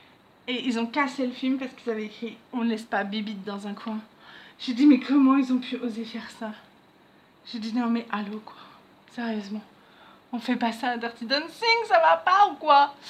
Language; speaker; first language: French; native; French